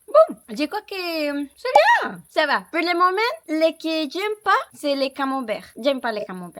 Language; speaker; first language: French; non-native, learner; Spanish